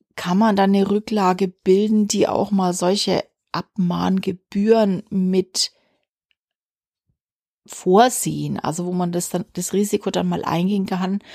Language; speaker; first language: German; native; German